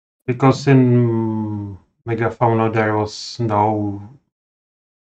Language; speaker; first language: English; non-native, fluent; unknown